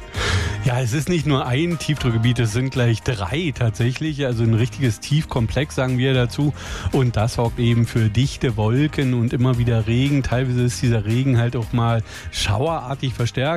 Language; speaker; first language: German; native; German